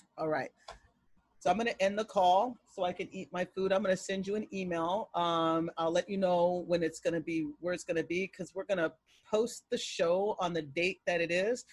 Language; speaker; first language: English; native; English